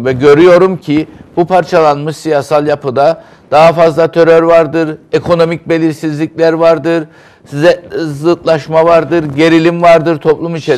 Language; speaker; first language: Turkish; native; Turkish